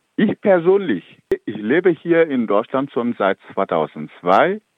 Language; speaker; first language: German; non-native, fluent; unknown